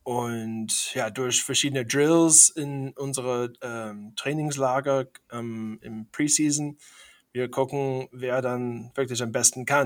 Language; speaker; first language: German; non-native, fluent; English